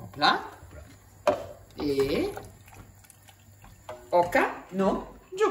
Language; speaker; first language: Japanese; non-native, learner; Italian